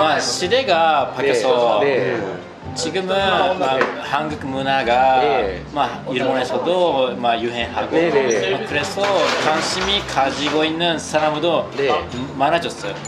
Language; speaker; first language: Korean; non-native, learner; Japanese